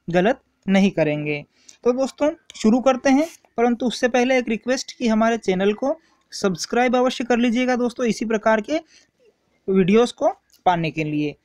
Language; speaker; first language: Hindi; native; Hindi